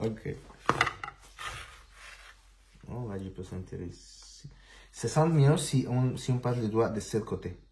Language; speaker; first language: French; non-native, learner; Spanish